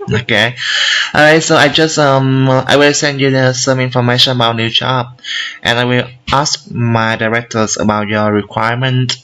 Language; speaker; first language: English; non-native, learner; Vietnamese